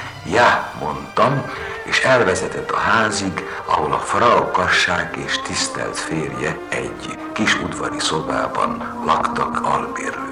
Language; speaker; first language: Hungarian; native; Hungarian